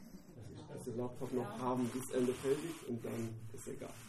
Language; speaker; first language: German; non-native, learner; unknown